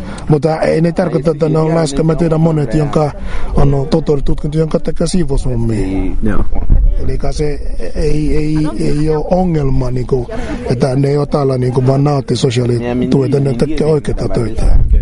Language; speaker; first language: Finnish; non-native, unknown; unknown